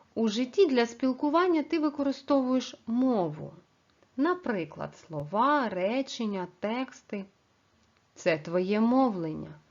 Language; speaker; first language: Ukrainian; native; Ukrainian